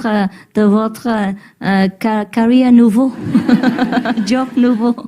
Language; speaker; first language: French; non-native, learner; Chinese